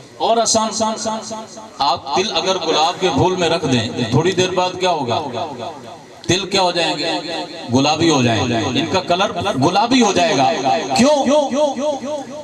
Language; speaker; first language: Urdu; non-native, local second language; Punjabi